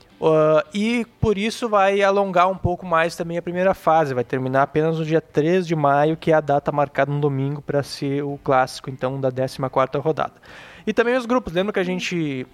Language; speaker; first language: Portuguese; native; Portuguese